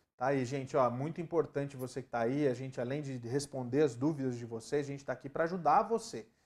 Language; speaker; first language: Portuguese; native; Portuguese